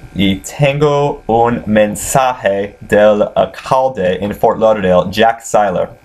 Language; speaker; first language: Spanish; non-native, learner; English